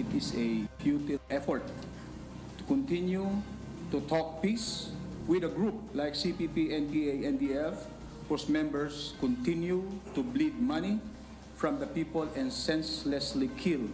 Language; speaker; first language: English; non-native, local second language; Filipino